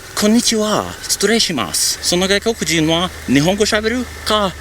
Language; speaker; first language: Japanese; non-native, learner; English